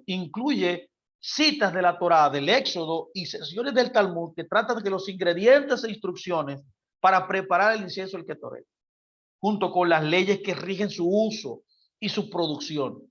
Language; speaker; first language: Spanish; native; Spanish